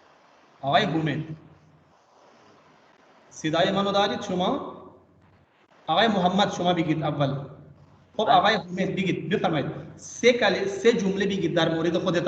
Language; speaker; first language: Persian; non-native, fluent; Urdu